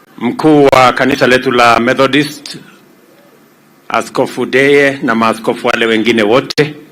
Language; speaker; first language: Swahili; non-native, local second language; Kalenjin